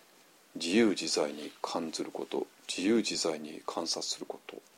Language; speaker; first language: Japanese; native; Japanese